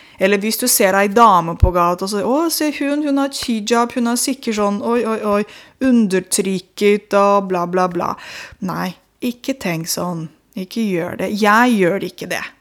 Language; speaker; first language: Norwegian; non-native, fluent; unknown